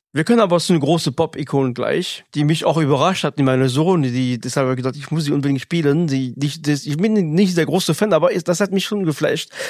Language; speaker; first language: German; non-native, fluent; French